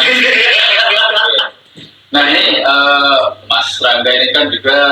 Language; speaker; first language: Indonesian; native; Indonesian